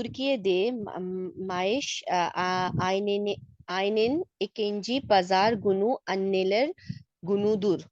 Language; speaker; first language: Turkish; non-native, learner; Urdu